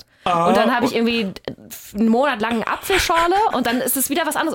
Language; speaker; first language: German; native; German